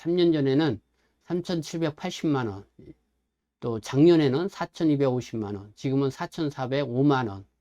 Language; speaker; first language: Korean; native; Korean